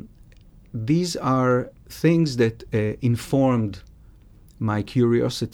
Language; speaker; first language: English; non-native, fluent; Hebrew